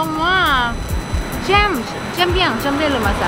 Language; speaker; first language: French; non-native, learner; Thai